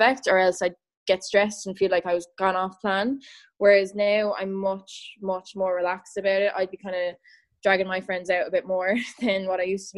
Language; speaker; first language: English; native; English